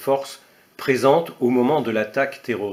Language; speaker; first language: French; native; French